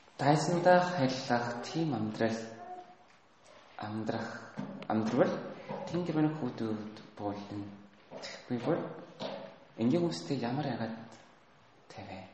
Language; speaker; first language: Mongolian; non-native, learner; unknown